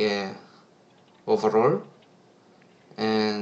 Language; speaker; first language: English; non-native, learner; Korean